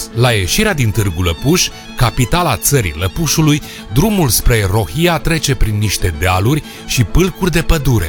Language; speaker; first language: Romanian; native; Romanian